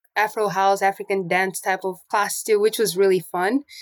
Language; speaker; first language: English; non-native, local second language; Portuguese